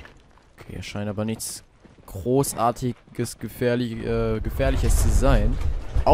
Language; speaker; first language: German; native; German